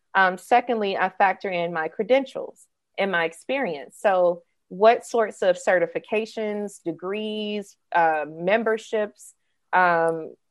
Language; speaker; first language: English; native; English